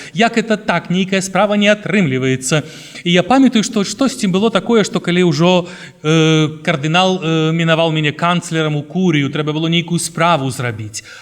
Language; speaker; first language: Belarusian; native; Belarusian